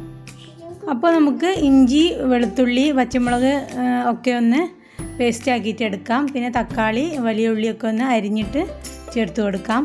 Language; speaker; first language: Malayalam; native; Malayalam